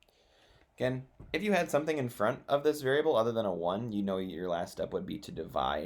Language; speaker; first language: English; native; English